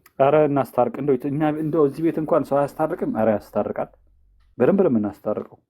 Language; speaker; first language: Amharic; native; Amharic